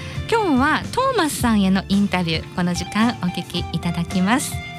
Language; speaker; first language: Japanese; native; Japanese